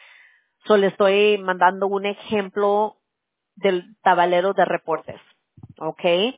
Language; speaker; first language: Spanish; early bilingual, heritage; English